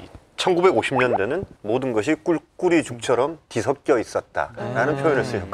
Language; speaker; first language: Korean; native; Korean